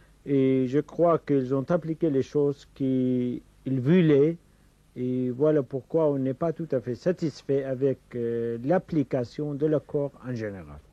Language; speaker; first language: French; non-native, fluent; Kurdish